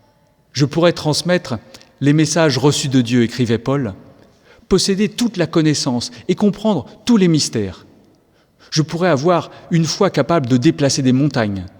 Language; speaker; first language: French; native; French